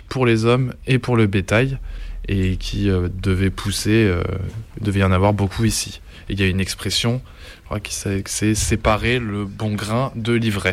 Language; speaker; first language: French; native; French